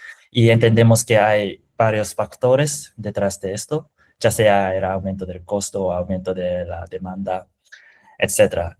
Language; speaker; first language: Spanish; non-native, fluent; Japanese